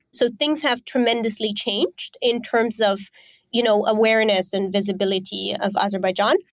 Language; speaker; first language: English; non-native, fluent; Romanian